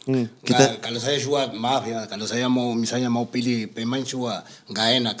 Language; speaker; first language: Indonesian; non-native, fluent; Spanish